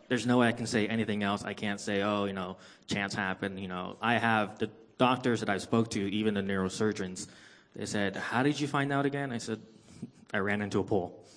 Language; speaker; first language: English; early bilingual, other home language; Persian